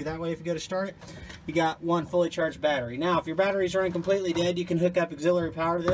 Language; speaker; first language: English; native; English